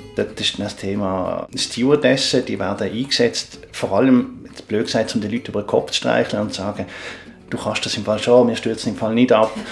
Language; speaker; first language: German; native; German